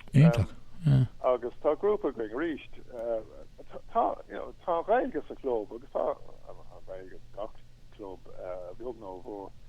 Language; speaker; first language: Irish; non-native, local second language; English